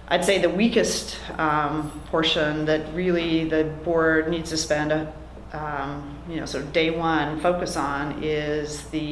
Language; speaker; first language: English; native; English